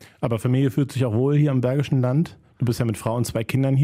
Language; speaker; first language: German; native; German